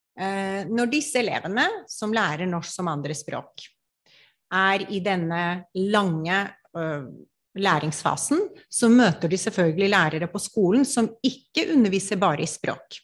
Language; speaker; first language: Norwegian; non-native, fluent; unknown